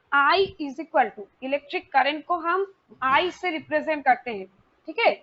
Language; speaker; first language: Hindi; non-native, local second language; Bangla